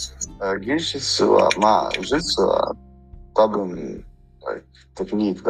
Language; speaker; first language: Japanese; non-native, learner; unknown